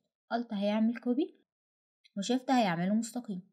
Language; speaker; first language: Arabic; native; Arabic